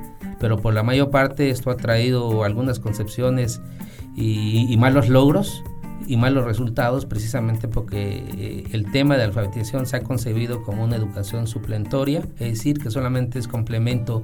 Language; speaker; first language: Spanish; native; Spanish